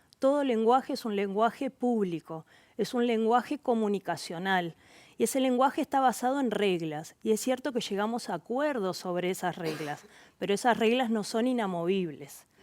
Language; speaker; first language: Spanish; native; Spanish